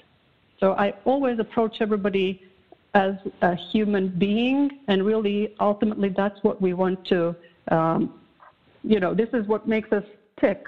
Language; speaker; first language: English; non-native, fluent; Latvian